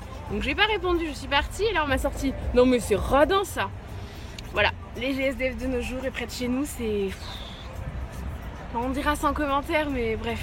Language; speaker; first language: French; native; French